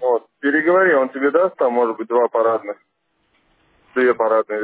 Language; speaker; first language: Russian; native; Russian